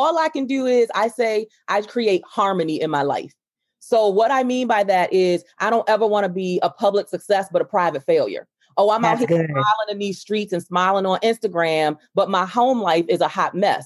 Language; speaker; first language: English; native; English